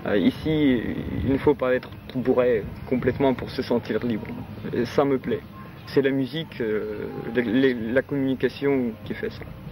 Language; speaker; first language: French; non-native, fluent; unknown